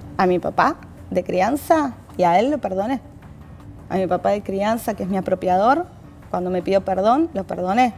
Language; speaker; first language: Spanish; native; Spanish